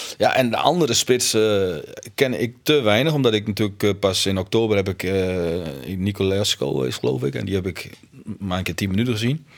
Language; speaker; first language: Dutch; native; Dutch